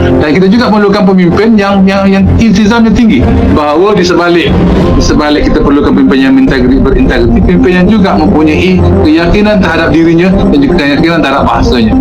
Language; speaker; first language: Malay; native; Malay